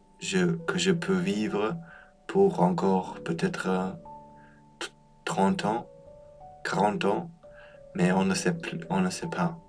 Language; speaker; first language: French; non-native, fluent; German